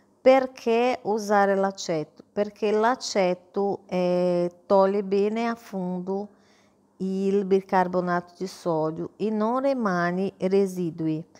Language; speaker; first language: Italian; non-native, fluent; Portuguese